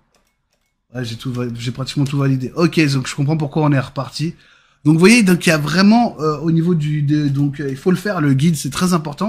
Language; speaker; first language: French; native; French